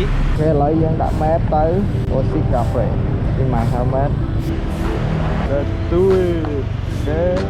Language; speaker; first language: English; non-native, learner; Khmer